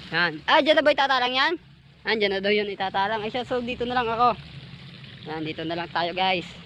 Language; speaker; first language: Filipino; native; Filipino